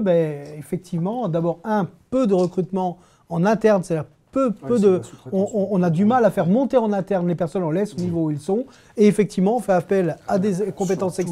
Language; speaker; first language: French; native; French